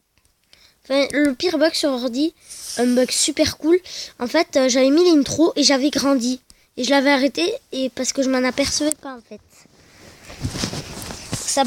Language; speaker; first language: French; native; French